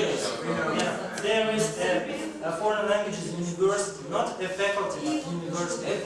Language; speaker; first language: English; non-native, fluent; Russian